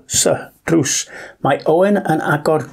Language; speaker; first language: Welsh; non-native, learner; English